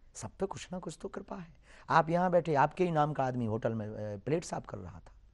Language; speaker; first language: Hindi; native; Hindi